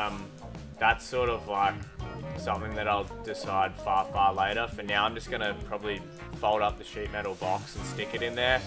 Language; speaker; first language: English; native; English